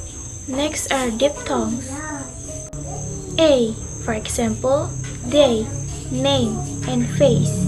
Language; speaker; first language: English; non-native, learner; Indonesian